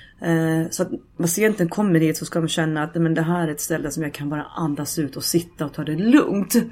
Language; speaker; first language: Swedish; early bilingual, other home language; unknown